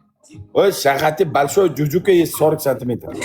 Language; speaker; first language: Russian; non-native, learner; Uzbek